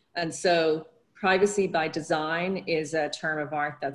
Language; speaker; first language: English; native; English